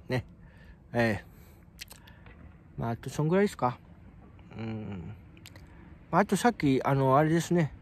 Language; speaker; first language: Japanese; native; Japanese